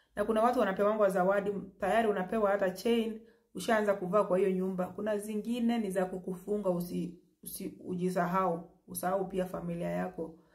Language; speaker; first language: Swahili; native; Swahili